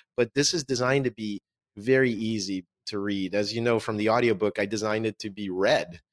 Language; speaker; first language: English; non-native, fluent; Russian